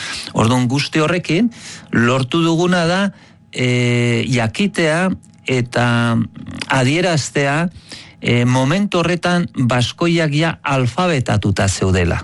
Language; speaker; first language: Basque; native; Basque